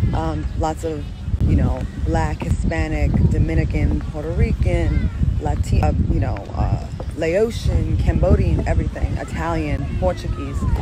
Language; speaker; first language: English; native; English